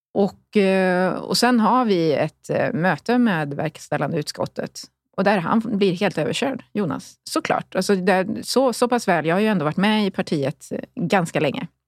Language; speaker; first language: Swedish; early bilingual, other home language; Spanish